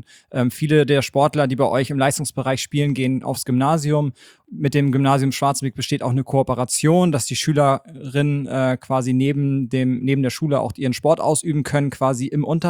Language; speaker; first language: German; native; German